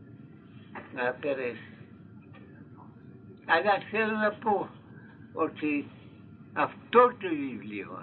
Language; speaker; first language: Greek; non-native, fluent; Russian